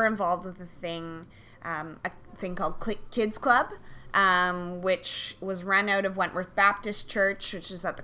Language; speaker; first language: English; native; English